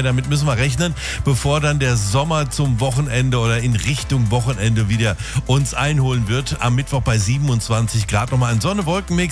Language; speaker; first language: German; native; German